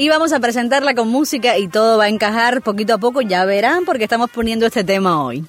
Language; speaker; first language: Spanish; native; Spanish